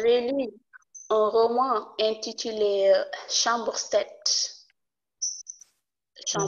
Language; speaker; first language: French; non-native, local second language; Wolof